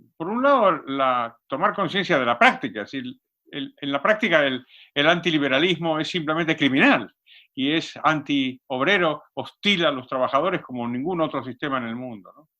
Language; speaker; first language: Spanish; native; Spanish